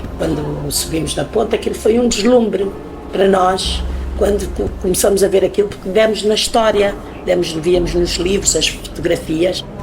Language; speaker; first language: Portuguese; native; Portuguese